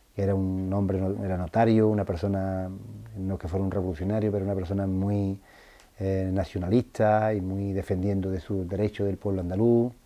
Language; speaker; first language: Spanish; native; Spanish